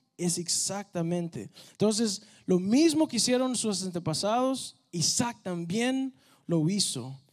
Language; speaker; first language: Spanish; early bilingual, heritage; Spanish